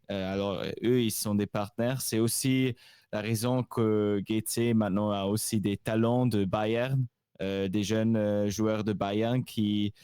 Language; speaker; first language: French; non-native, local second language; Swiss German